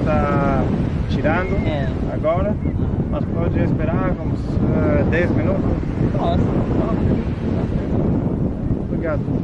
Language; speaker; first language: Portuguese; non-native, learner; English